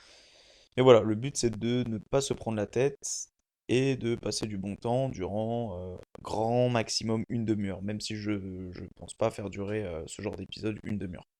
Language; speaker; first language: French; native; French